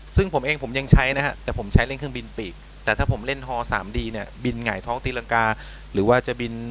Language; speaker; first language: Thai; native; Thai